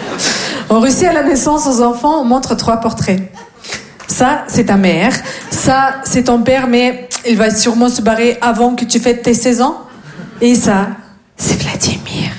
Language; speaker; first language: French; non-native, fluent; Russian